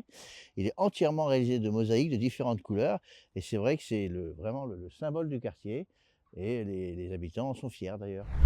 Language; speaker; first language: French; native; French